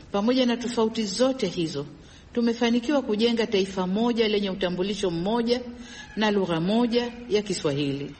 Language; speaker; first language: Swahili; native; Swahili